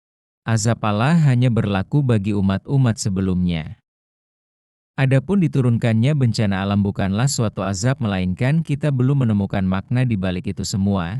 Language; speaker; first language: Indonesian; native; Indonesian